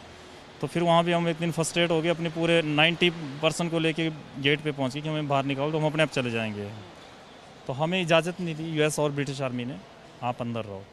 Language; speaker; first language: Hindi; native; Hindi